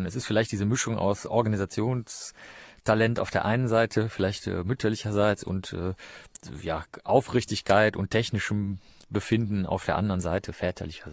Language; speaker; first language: German; native; German